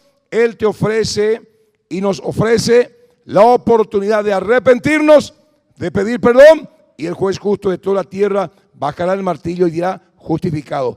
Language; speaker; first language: Spanish; native; Spanish